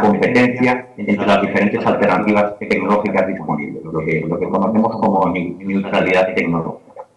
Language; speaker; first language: Spanish; native; Spanish